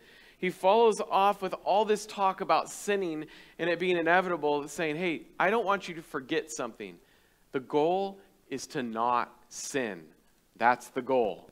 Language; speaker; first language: English; native; English